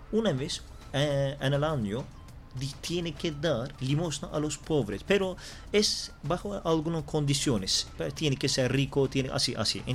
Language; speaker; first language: Spanish; non-native, learner; Turkish